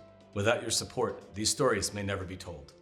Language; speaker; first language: English; native; English